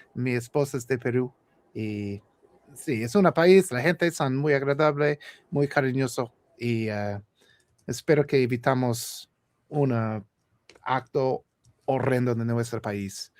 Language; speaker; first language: Spanish; non-native, learner; English